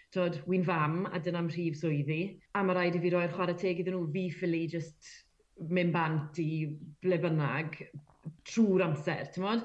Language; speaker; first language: Welsh; native; Welsh